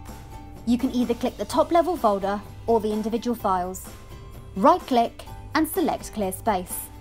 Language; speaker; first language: English; native; English